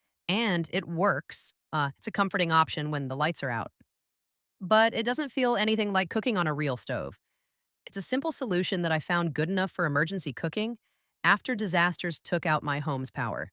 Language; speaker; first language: English; native; English